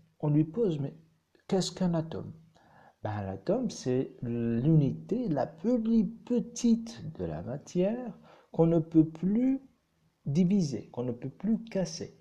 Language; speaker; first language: French; non-native, local second language; Arabic